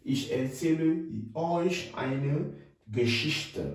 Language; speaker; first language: German; non-native, fluent; French